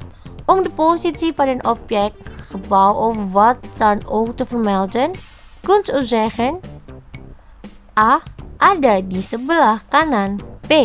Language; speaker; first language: Dutch; non-native, fluent; Indonesian